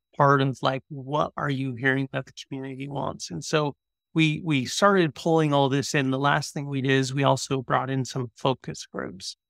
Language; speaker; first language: English; native; English